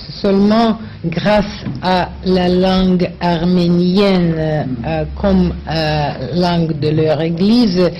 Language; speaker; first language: French; non-native, learner; Russian